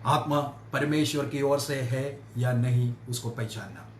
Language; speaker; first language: Hindi; non-native, local second language; Malayalam